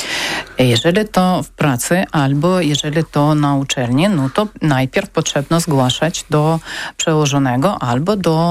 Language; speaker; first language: Polish; non-native, learner; Ukrainian